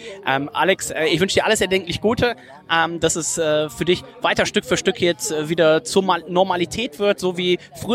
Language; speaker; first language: German; native; German